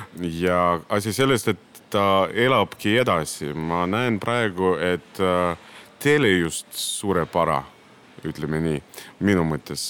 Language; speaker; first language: Estonian; non-native, local second language; Russian